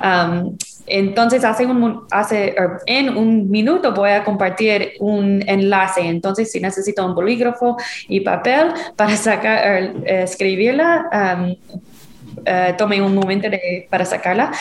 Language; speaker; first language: Spanish; non-native, fluent; English